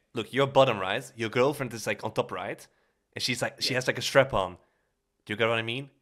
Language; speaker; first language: English; non-native, fluent; Dutch